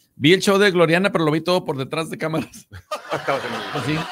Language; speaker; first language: Spanish; native; Spanish